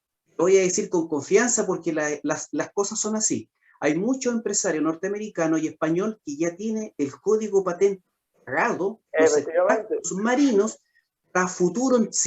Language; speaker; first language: Spanish; native; Spanish